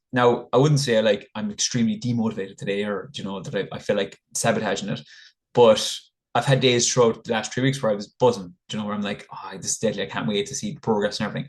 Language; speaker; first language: English; native; English